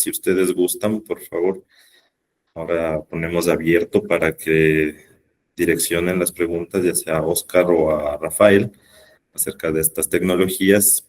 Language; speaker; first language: Spanish; native; Spanish